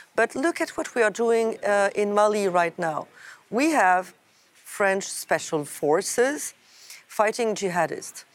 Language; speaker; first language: English; non-native, fluent; French